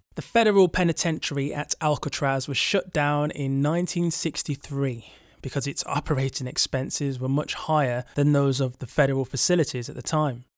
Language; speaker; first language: English; native; English